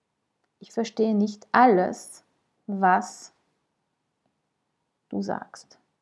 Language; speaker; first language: German; non-native, fluent; French